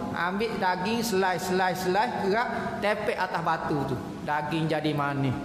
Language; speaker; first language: Malay; native; Malay